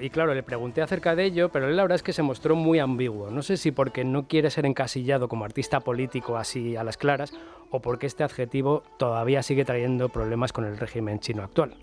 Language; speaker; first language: Spanish; native; Spanish